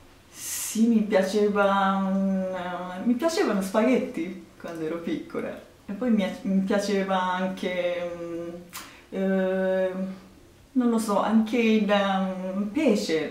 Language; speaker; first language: Italian; non-native, fluent; Japanese